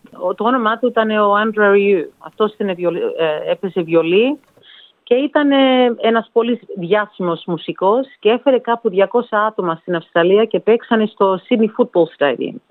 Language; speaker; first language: Greek; early bilingual, heritage; Greek